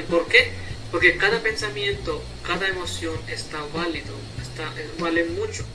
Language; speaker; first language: Spanish; non-native, fluent; Hindi